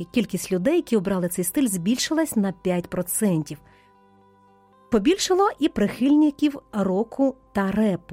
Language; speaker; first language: Ukrainian; native; Ukrainian